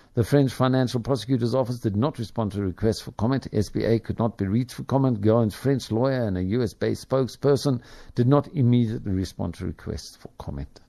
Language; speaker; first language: English; native; English